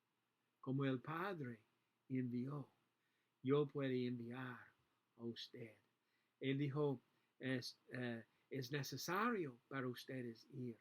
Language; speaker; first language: Spanish; non-native, learner; English